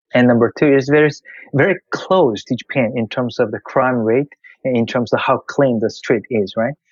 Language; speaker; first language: English; non-native, fluent; Korean